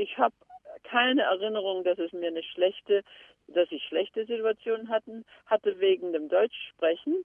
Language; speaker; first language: German; early bilingual, heritage; German